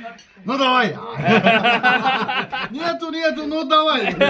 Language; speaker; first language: Russian; non-native, learner; Mongolian